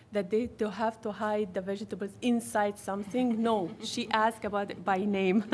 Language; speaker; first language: English; non-native, fluent; Arabic